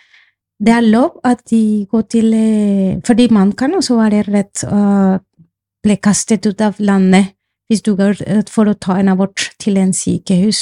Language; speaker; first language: Norwegian; non-native, fluent; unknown